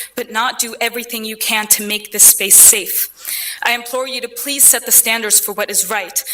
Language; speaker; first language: English; early bilingual, other home language; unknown